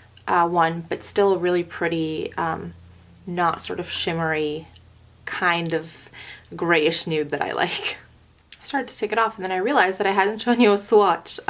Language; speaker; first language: English; native; English